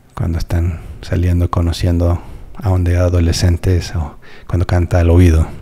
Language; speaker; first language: Spanish; non-native, fluent; English